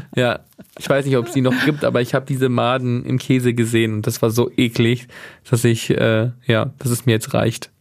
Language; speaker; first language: German; native; German